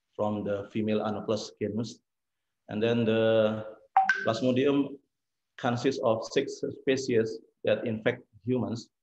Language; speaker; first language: English; non-native, learner; Indonesian